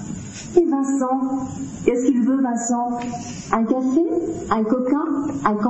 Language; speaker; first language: French; non-native, learner; Russian